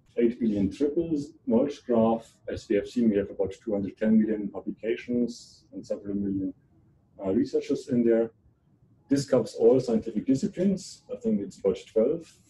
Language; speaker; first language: English; non-native, fluent; German